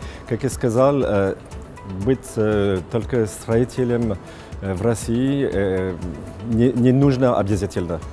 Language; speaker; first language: Russian; non-native, fluent; French